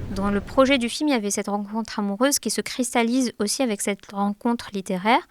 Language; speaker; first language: French; non-native, local second language; Arabic